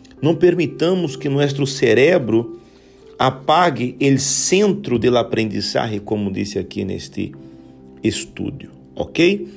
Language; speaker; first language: Portuguese; non-native, learner; Spanish